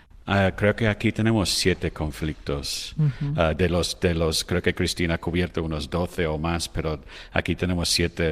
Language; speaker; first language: Spanish; non-native, fluent; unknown